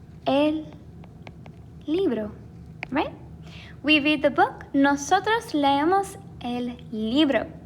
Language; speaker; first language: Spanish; non-native, fluent; English